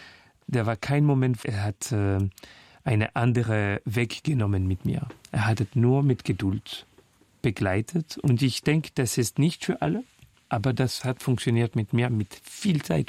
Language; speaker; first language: German; non-native, fluent; French